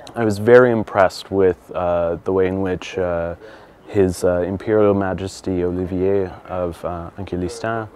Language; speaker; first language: English; native; English